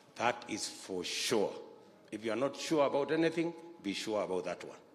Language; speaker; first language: English; non-native, local second language; Kalenjin